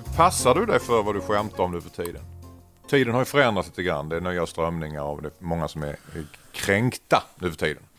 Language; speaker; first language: Swedish; native; Swedish